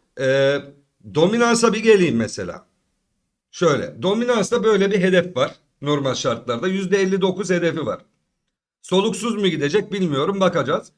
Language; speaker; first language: Turkish; native; Turkish